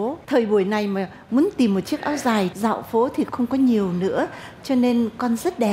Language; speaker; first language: Vietnamese; native; Vietnamese